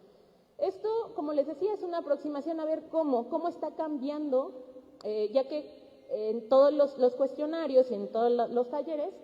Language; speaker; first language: Spanish; native; Spanish